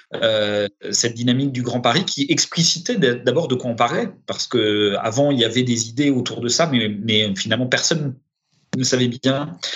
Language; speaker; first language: French; early bilingual, other home language; Romanian